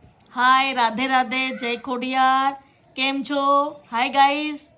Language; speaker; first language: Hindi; non-native, local second language; Gujarati